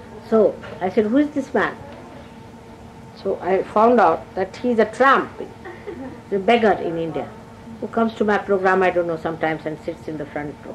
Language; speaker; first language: English; non-native, local second language; Marathi